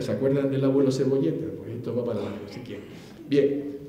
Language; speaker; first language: Spanish; native; Spanish